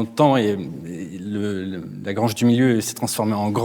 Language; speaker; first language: French; native; French